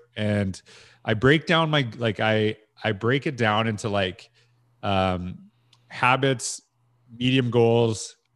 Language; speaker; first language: English; native; English